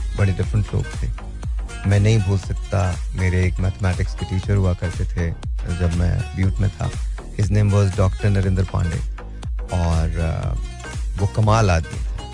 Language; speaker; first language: Urdu; native; Urdu